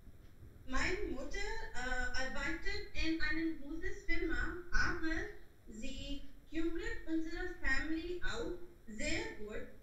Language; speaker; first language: German; non-native, learner; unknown